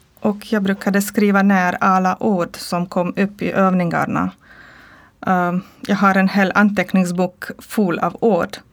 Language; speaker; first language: Swedish; non-native, learner; Croatian